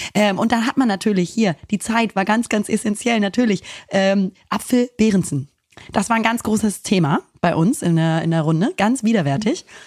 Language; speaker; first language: German; native; German